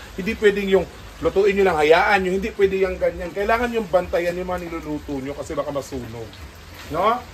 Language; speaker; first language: Filipino; non-native, local second language; Cebuano